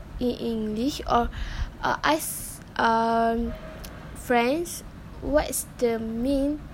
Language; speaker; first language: English; non-native, learner; Malay